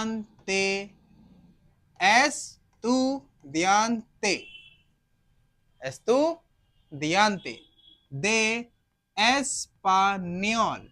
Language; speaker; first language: Spanish; non-native, fluent; Hindi